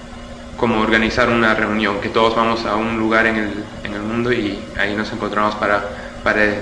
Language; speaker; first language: Spanish; early bilingual, heritage; Spanish